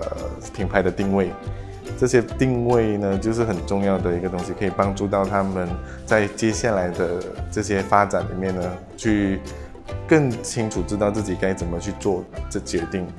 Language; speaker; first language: Chinese; native; Chinese